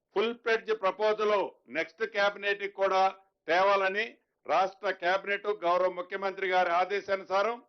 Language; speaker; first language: Telugu; native; Telugu